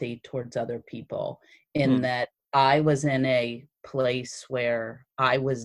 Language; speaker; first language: English; native; English